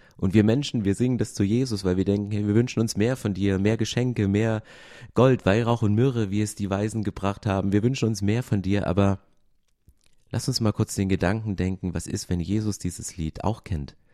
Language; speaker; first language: German; native; German